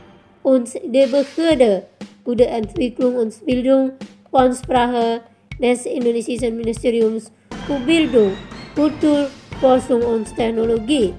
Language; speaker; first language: German; non-native, fluent; Indonesian